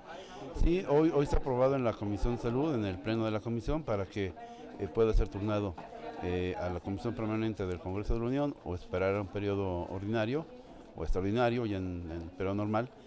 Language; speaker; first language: Spanish; native; Spanish